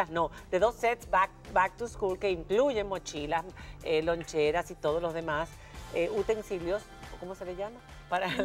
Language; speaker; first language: Spanish; native; Spanish